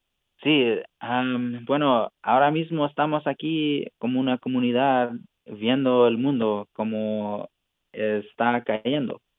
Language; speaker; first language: Spanish; non-native, fluent; English